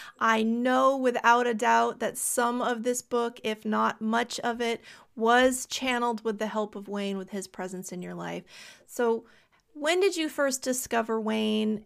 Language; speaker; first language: English; native; English